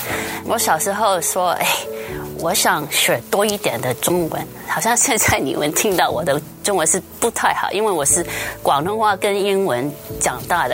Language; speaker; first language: Chinese; early bilingual, heritage; Cantonese